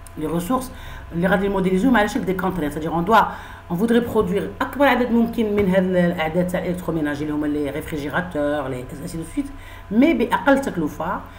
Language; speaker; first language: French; non-native, local second language; Arabic